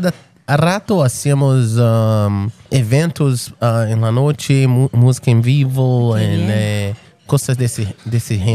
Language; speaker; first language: Spanish; non-native, fluent; Portuguese